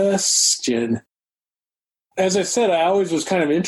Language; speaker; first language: English; native; English